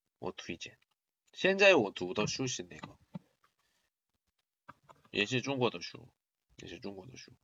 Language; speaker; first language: Chinese; non-native, learner; Korean